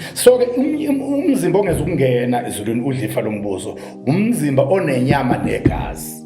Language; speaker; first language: Zulu; native; Zulu